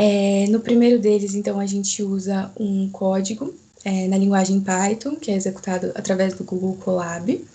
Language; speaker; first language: Portuguese; native; Portuguese